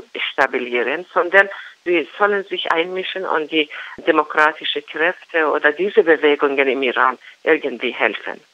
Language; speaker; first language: German; non-native, learner; Persian